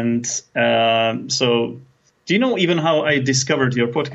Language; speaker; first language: English; non-native, fluent; Czech